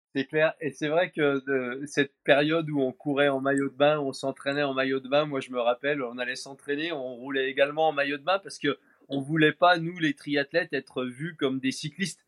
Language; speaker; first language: French; native; French